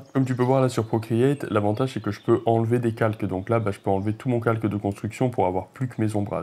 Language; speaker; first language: French; native; French